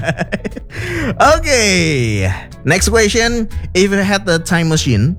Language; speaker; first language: English; non-native, fluent; Indonesian